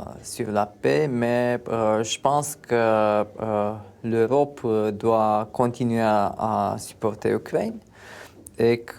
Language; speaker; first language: French; non-native, fluent; Romanian